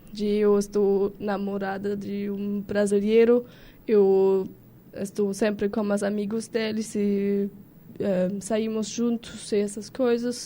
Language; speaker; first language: Portuguese; non-native, learner; German